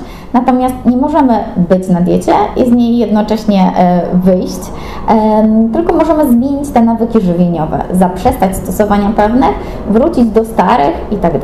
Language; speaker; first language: Polish; native; Polish